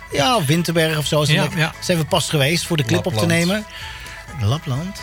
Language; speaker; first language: Dutch; native; Dutch